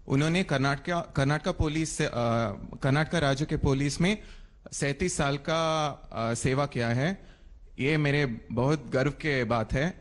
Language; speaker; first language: Hindi; non-native, local second language; Kannada